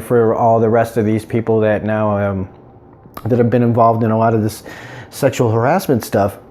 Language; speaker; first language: English; native; English